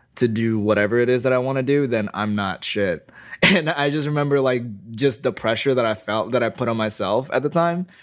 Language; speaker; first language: English; non-native, fluent; Indonesian